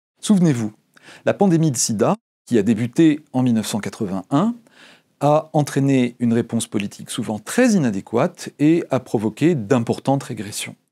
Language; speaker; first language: French; native; French